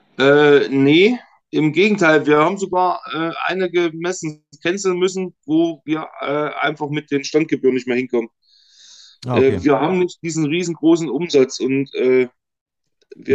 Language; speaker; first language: German; native; German